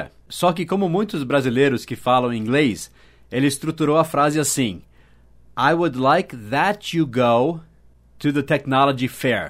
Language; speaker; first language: Portuguese; non-native, fluent; English